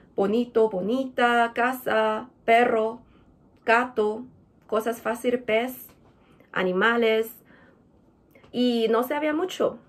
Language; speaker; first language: Spanish; non-native, fluent; Chinese